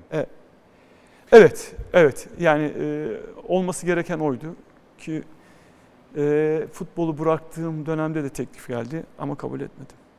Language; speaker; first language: Turkish; native; Turkish